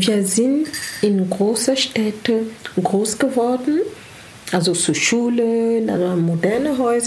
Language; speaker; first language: German; non-native, learner; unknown